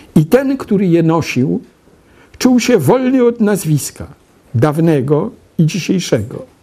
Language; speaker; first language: Polish; native; Polish